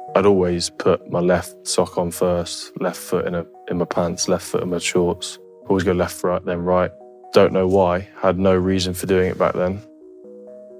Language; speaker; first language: English; native; English